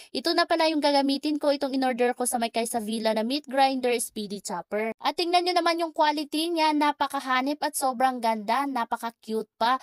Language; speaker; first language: Filipino; native; Filipino